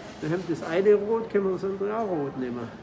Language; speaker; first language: German; native; German